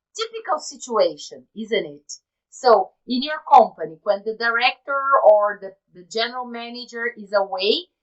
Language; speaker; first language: English; non-native, fluent; Portuguese